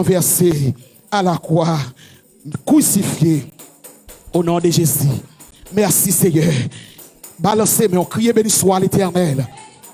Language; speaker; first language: French; non-native, local second language; Haitian Creole